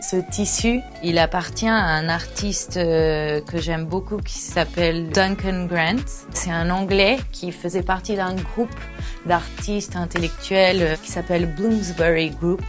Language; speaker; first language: French; non-native, fluent; Portuguese